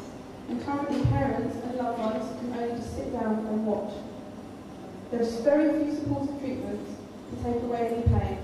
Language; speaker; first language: English; native; English